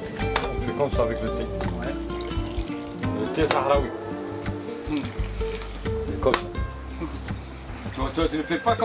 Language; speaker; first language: French; non-native, learner; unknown